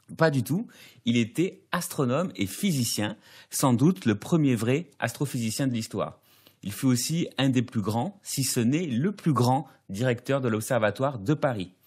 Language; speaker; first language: French; native; French